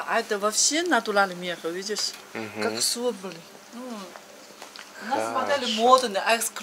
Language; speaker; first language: Russian; non-native, learner; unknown